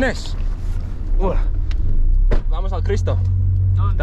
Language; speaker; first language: Spanish; non-native, fluent; English